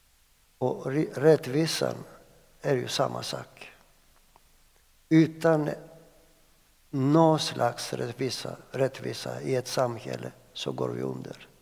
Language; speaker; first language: Swedish; non-native, fluent; Greek